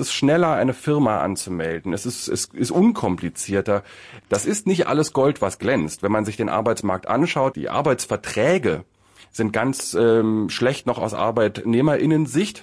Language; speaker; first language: German; native; German